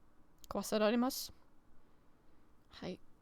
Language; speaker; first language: Japanese; non-native, learner; English